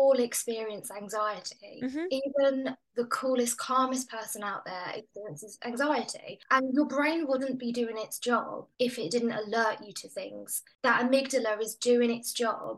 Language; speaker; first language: English; native; English